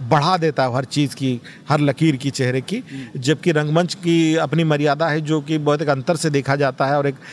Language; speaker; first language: Hindi; non-native, local second language; Marathi